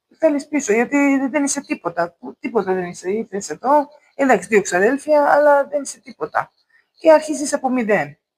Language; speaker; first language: Greek; non-native, fluent; Georgian